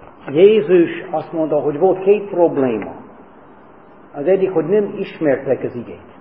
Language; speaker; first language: Hungarian; non-native, fluent; English